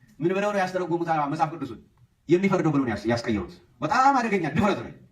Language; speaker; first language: Amharic; native; Amharic